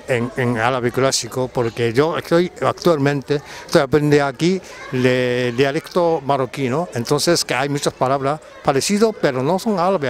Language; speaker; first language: Spanish; non-native, fluent; Japanese